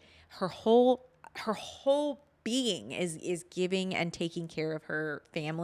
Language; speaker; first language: English; native; English